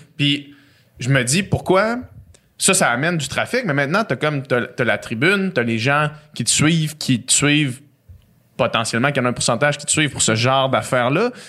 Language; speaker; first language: French; native; French